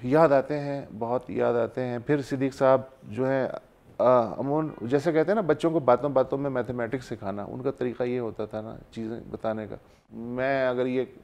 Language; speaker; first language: Urdu; native; Urdu